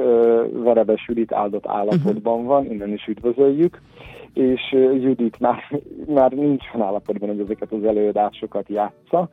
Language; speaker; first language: Hungarian; native; Hungarian